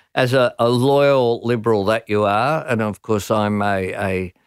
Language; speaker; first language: English; early bilingual, other home language; Italian